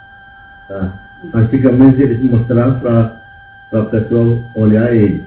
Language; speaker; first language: Portuguese; non-native, local second language; Yanomámi